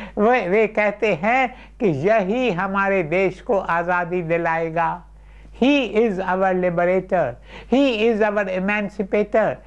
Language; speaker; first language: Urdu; non-native, local second language; Sindhi